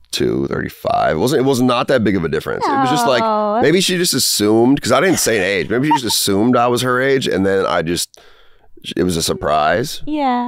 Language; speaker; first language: English; native; English